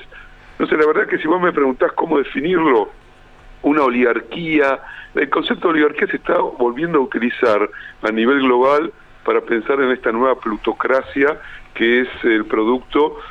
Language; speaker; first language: Spanish; native; Spanish